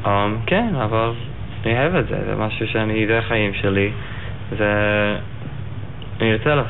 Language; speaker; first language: Hebrew; non-native, learner; Yiddish